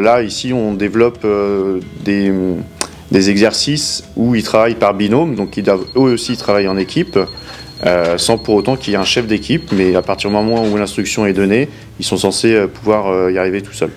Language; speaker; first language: French; native; French